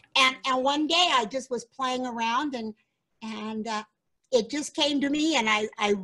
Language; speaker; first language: English; native; English